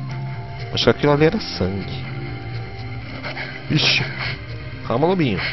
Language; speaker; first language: Portuguese; native; Portuguese